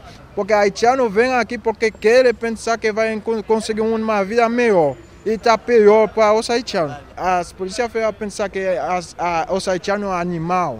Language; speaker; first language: Portuguese; non-native, local second language; Haitian Creole